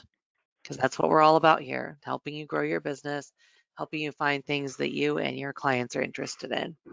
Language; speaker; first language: English; native; English